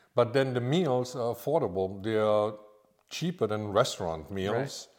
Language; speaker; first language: English; non-native, fluent; German